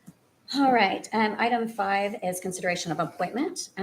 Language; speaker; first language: English; native; English